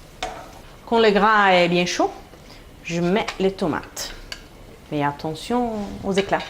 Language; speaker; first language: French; non-native, fluent; Italian